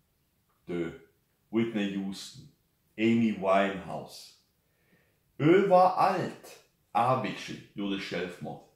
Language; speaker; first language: Swedish; non-native, fluent; German